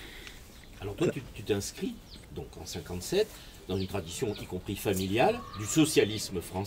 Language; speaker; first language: French; native; French